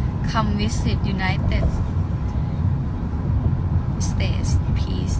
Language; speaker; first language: English; non-native, learner; Thai